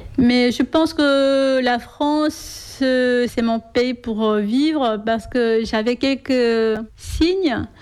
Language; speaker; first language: French; non-native, fluent; Korean